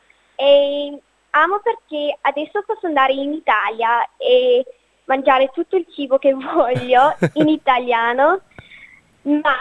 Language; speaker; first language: Italian; non-native, learner; English